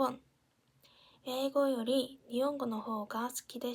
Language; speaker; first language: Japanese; non-native, fluent; Korean